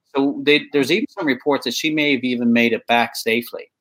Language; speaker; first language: English; native; English